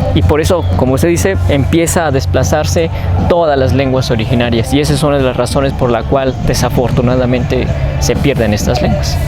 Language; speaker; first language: Spanish; non-native, local second language; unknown